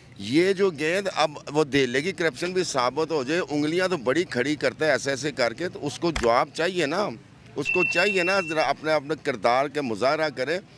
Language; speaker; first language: Urdu; non-native, local second language; Punjabi